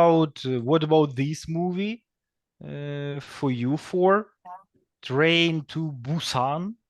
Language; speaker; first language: English; non-native, fluent; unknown